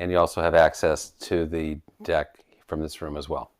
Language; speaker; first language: English; native; English